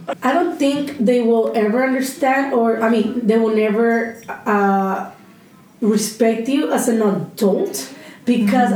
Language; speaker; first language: English; early bilingual, other home language; Spanish